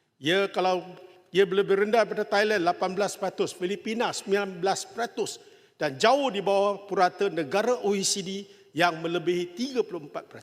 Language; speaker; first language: Malay; non-native, local second language; Chinese